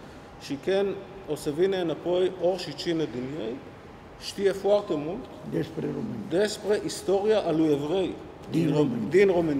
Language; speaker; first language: Romanian; early bilingual, heritage; Hebrew